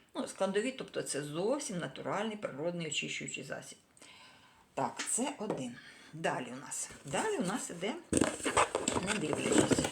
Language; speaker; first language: Ukrainian; non-native, local second language; Russian